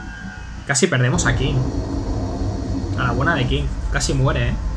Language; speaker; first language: Spanish; native; Spanish